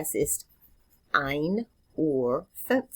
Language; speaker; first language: German; non-native, fluent; English